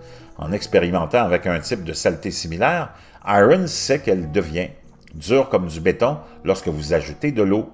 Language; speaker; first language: French; native; French